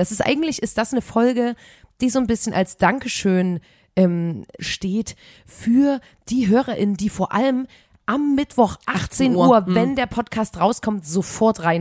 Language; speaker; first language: German; native; German